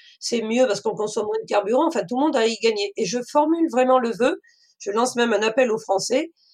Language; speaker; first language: French; native; French